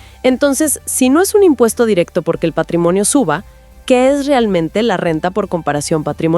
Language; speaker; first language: Spanish; native; Spanish